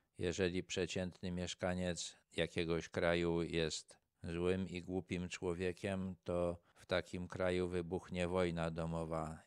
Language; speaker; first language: Polish; native; Polish